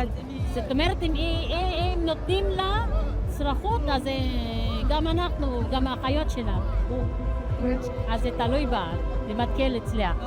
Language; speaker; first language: Hebrew; non-native, learner; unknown